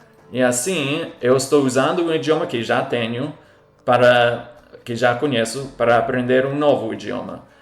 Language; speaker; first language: Portuguese; non-native, fluent; English